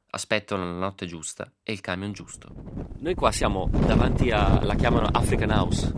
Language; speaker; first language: Italian; native; Italian